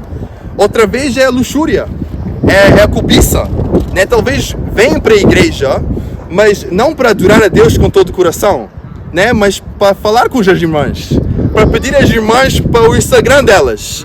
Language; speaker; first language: Portuguese; non-native, fluent; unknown